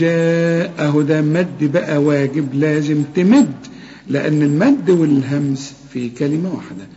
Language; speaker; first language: Arabic; native; Arabic